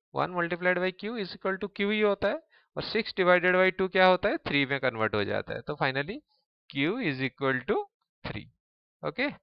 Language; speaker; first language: Hindi; native; Hindi